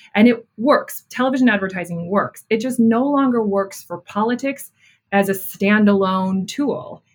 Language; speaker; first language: English; native; English